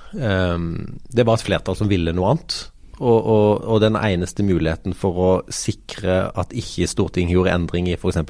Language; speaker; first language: Norwegian; native; Norwegian